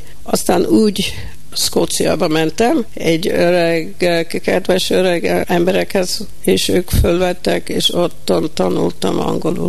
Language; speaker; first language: Hungarian; early bilingual, heritage; Hungarian